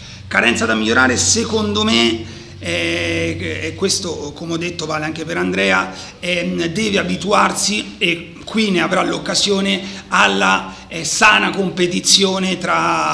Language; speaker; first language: Italian; native; Italian